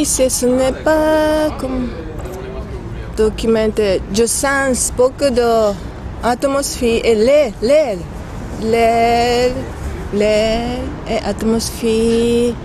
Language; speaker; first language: French; non-native, learner; Japanese